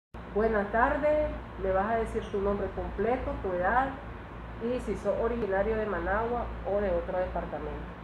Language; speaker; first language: Spanish; native; Spanish